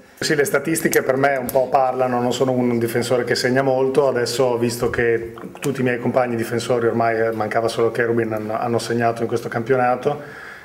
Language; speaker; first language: Italian; non-native, fluent; Swedish